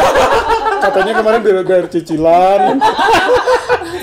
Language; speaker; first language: Indonesian; native; Indonesian